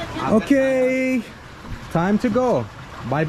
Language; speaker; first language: English; non-native, fluent; Azerbaijani